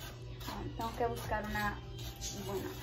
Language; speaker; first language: Spanish; early bilingual, heritage; Spanish